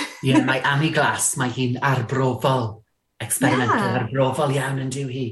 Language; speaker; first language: Welsh; native; Welsh